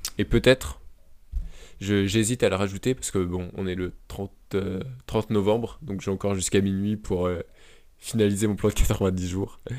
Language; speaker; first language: French; native; French